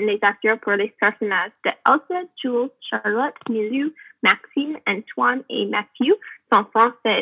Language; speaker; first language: French; non-native, learner; English